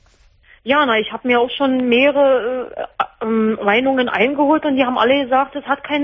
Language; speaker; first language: German; native; German